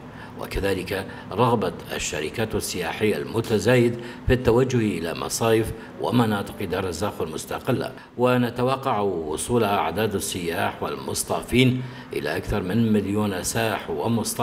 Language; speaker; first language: Arabic; non-native, local second language; Kurdish